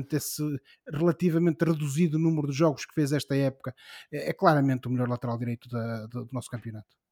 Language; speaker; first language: Portuguese; native; Portuguese